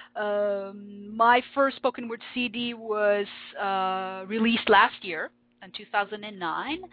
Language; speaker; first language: English; non-native, fluent; French